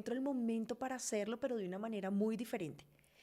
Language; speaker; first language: Spanish; native; Spanish